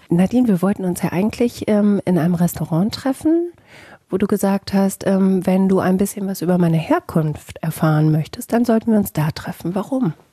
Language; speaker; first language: German; native; German